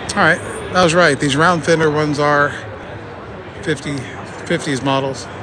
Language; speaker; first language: English; native; English